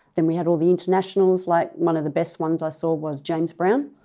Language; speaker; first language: English; native; English